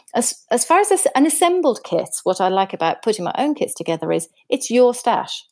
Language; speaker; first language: English; native; English